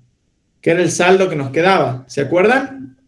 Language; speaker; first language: Spanish; native; Spanish